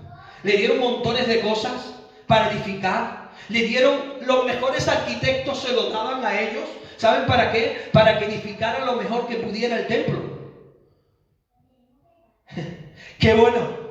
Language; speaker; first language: Spanish; native; Spanish